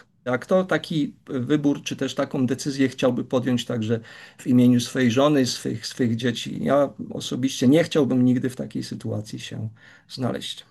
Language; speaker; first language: Polish; native; Polish